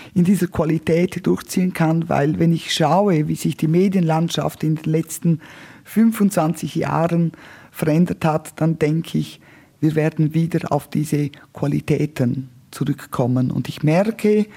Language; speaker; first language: German; non-native, local second language; Romansh